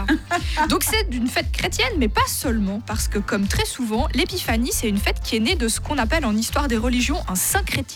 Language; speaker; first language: French; native; French